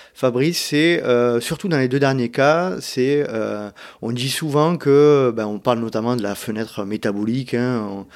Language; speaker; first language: French; native; French